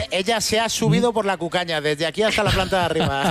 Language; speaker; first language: Spanish; native; Spanish